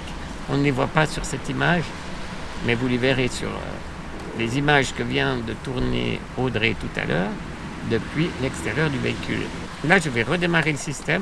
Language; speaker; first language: French; native; French